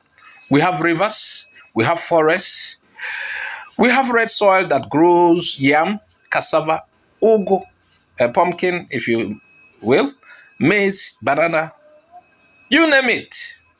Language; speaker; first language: English; non-native, local second language; Igbo